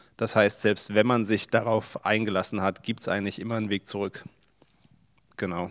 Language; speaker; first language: German; native; German